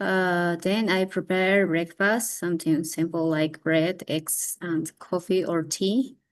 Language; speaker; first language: English; non-native, learner; Spanish